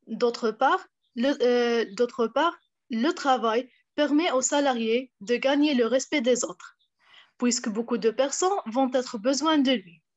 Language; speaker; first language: French; non-native, fluent; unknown